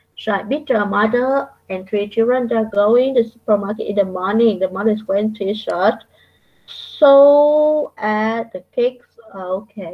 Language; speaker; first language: English; non-native, fluent; Vietnamese